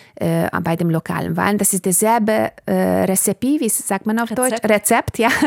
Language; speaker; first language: German; non-native, fluent; Hungarian